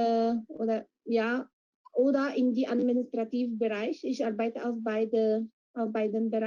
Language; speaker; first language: German; non-native, fluent; Arabic